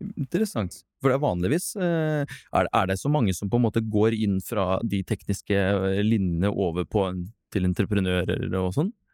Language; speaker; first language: Norwegian; non-native, fluent; Russian